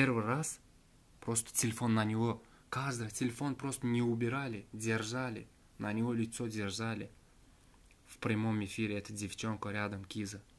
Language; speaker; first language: Russian; non-native, learner; Turkmen